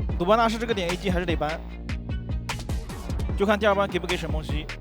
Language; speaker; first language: Chinese; native; Chinese